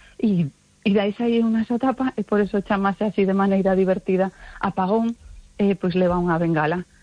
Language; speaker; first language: Galician; non-native, local second language; Spanish